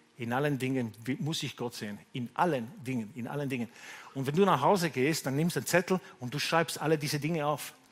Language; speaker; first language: German; non-native, fluent; Italian